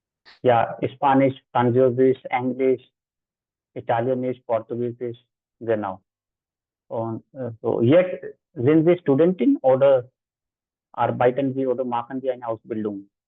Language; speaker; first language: German; non-native, fluent; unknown